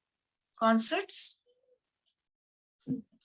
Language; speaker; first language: French; non-native, fluent; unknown